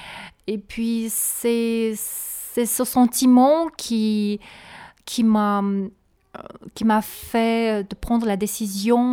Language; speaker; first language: French; non-native, learner; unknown